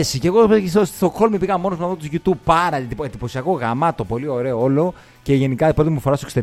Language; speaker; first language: Greek; native; Greek